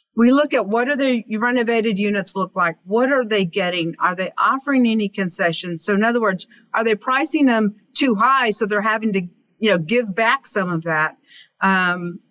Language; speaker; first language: English; native; English